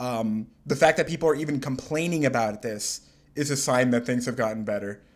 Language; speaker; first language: English; native; English